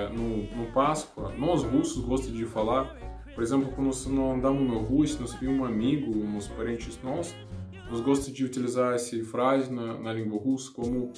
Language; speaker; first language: Portuguese; non-native, learner; Russian